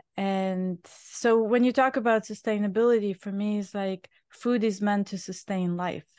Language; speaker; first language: English; non-native, fluent; Bulgarian